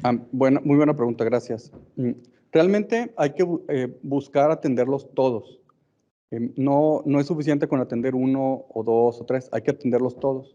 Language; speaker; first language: Spanish; native; Spanish